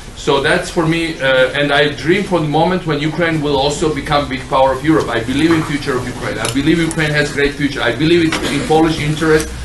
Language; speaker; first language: English; non-native, fluent; Georgian